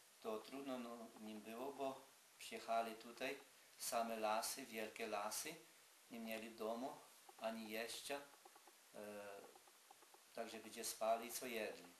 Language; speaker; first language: Polish; early bilingual, heritage; Polish